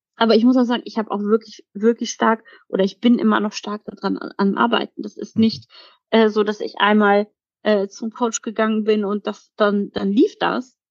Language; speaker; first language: German; early bilingual, other home language; Polish